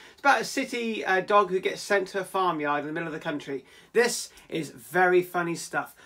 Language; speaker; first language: English; native; English